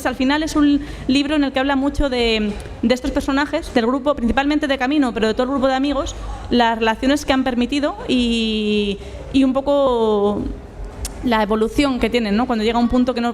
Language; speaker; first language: Spanish; native; Spanish